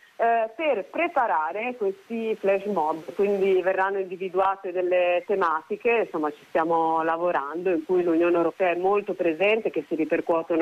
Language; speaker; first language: Italian; native; Italian